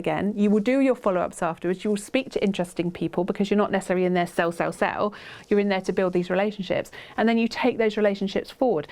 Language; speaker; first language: English; native; English